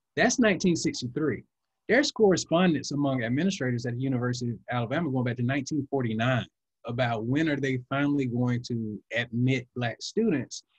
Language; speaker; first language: English; native; English